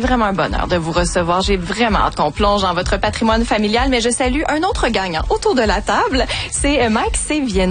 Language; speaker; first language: French; native; French